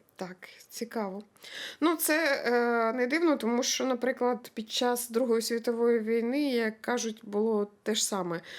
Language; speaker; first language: Ukrainian; native; Ukrainian